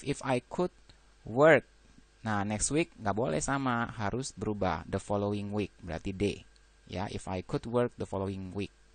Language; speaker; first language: English; non-native, fluent; Indonesian